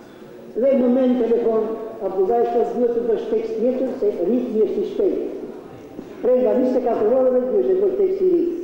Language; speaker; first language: Albanian; native; Albanian